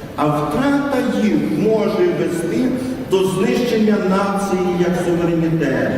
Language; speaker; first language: Ukrainian; native; Ukrainian